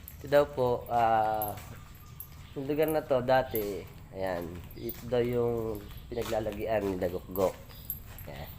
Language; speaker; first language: Filipino; native; Filipino